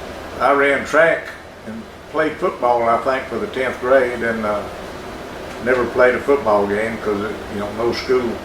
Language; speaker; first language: English; native; English